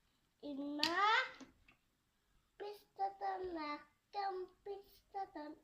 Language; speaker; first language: French; native; French